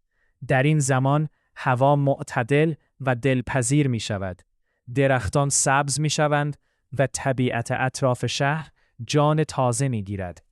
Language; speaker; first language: Persian; native; Persian